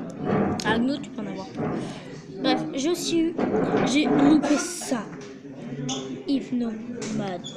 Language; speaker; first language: French; native; French